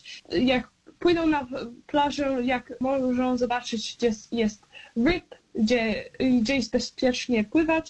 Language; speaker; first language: Polish; early bilingual, heritage; Polish